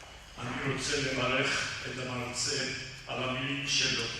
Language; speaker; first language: Hebrew; non-native, fluent; Spanish